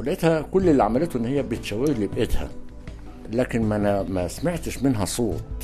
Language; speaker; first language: Arabic; native; Arabic